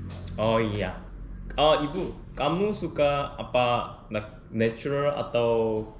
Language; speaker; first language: Indonesian; non-native, learner; Korean